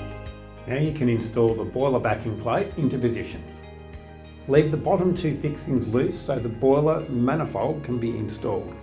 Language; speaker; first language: English; native; English